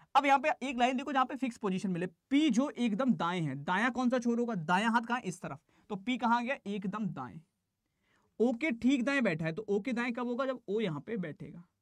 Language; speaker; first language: Hindi; native; Hindi